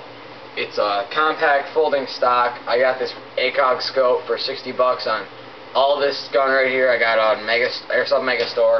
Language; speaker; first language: English; native; English